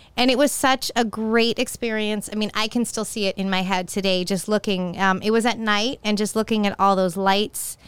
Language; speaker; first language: English; native; English